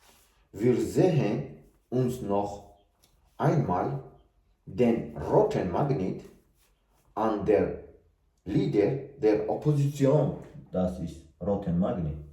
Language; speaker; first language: German; non-native, learner; Tajik